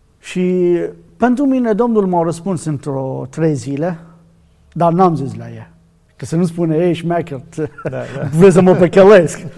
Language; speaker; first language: Romanian; non-native, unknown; Arabic